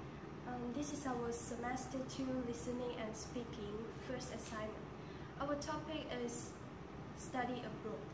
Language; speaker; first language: English; non-native, learner; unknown